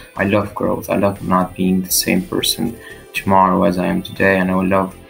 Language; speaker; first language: English; non-native, fluent; Albanian